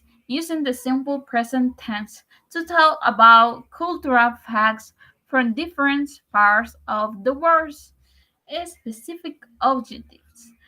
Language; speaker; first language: English; non-native, learner; Spanish